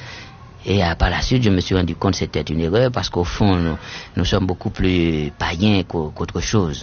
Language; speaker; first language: French; native; French